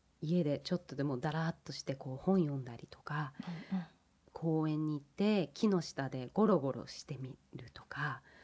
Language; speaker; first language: Japanese; early bilingual, heritage; English